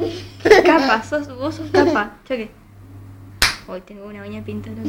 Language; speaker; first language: Spanish; native; Spanish